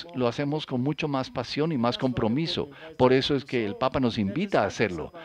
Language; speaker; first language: Spanish; non-native, fluent; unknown